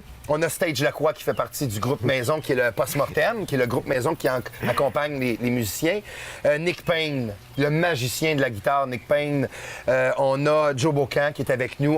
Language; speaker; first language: French; native; French